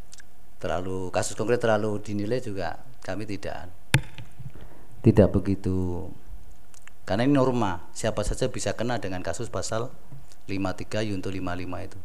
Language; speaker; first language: Indonesian; native; Indonesian